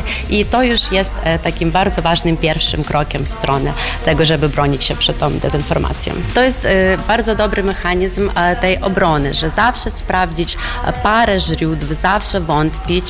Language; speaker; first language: Polish; non-native, fluent; Ukrainian